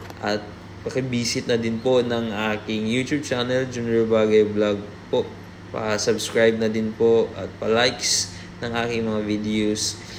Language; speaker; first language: Filipino; non-native, local second language; Cebuano